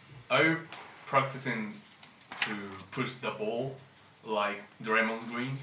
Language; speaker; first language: English; non-native, learner; Japanese